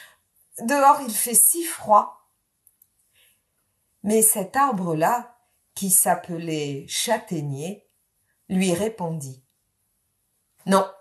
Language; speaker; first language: French; native; French